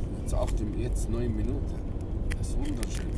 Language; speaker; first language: German; non-native, learner; Arabic